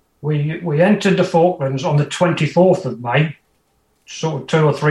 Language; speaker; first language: English; native; English